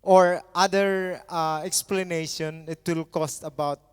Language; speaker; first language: English; non-native, local second language; Filipino